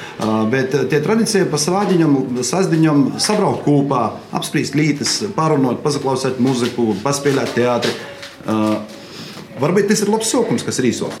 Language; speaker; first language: Latvian; native; Latvian